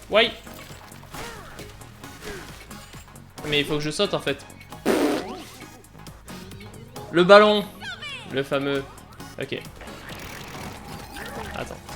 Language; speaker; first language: French; native; French